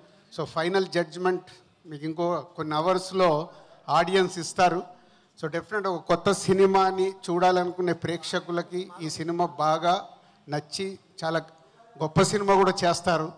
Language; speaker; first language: Telugu; native; Telugu